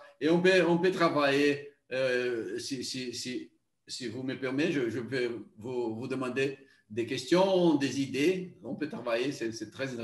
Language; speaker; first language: French; non-native, learner; Portuguese